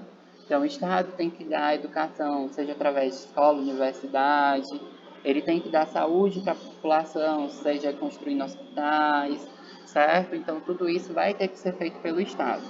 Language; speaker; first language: Portuguese; native; Portuguese